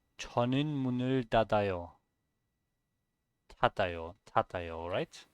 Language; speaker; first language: Korean; non-native, learner; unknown